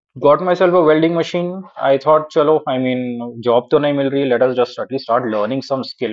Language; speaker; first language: English; non-native, local second language; Urdu